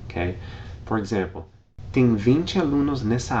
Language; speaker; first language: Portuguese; non-native, fluent; English